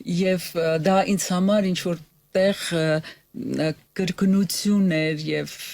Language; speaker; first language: Armenian; native; Armenian